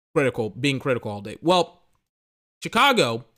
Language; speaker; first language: English; native; English